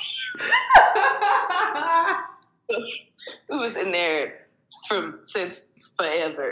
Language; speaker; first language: English; native; English